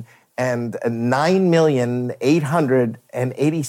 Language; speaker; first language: English; native; English